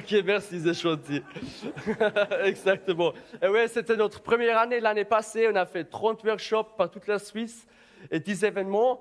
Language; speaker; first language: French; non-native, learner; German